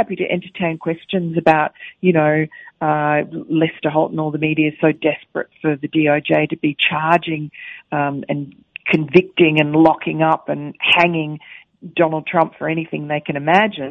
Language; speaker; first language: English; native; English